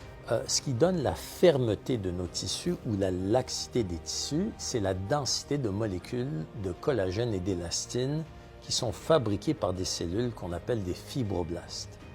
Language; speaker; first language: French; native; French